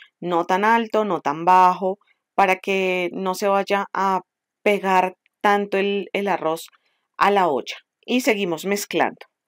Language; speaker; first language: Spanish; native; Spanish